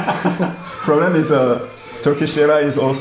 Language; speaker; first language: English; non-native, learner; French